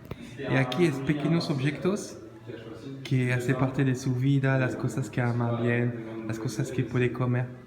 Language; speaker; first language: Spanish; non-native, learner; French